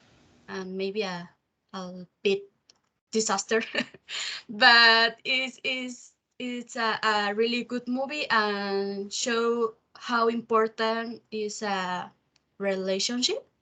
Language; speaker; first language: English; non-native, learner; Spanish